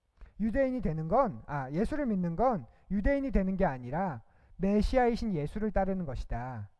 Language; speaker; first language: Korean; native; Korean